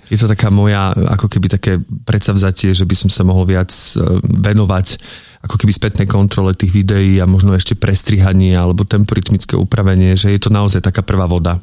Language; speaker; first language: Slovak; native; Slovak